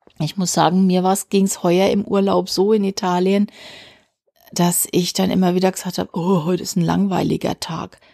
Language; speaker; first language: German; native; German